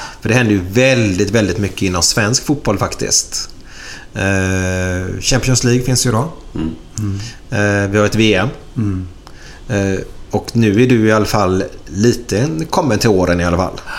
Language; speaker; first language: Swedish; native; Swedish